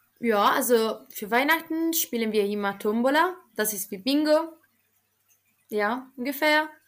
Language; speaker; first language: German; non-native, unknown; Italian